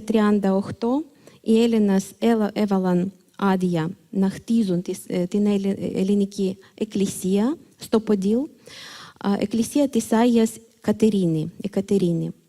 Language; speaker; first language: Greek; non-native, fluent; Ukrainian